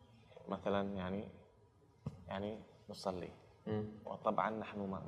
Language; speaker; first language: Arabic; non-native, learner; Indonesian